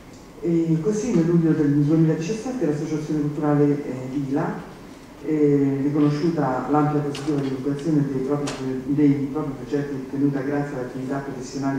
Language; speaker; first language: Italian; native; Italian